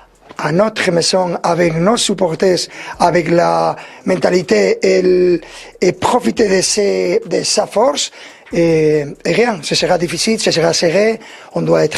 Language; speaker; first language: French; non-native, learner; Spanish